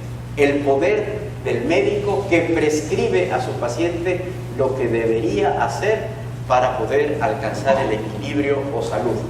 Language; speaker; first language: Spanish; native; Spanish